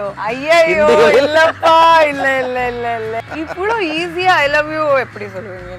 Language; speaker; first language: Tamil; non-native, fluent; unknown